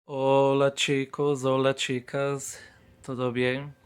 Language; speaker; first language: Spanish; non-native, fluent; Portuguese